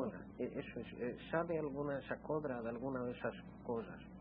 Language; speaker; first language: Spanish; non-native, fluent; English